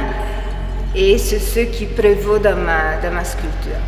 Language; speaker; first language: French; non-native, fluent; Italian